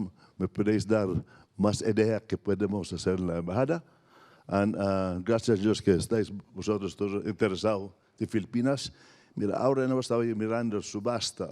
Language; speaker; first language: Spanish; non-native, fluent; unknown